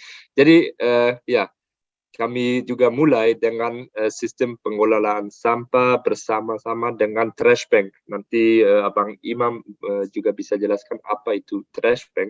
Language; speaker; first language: Indonesian; non-native, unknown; German